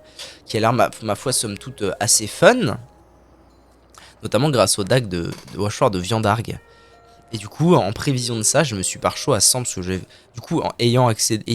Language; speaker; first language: French; native; French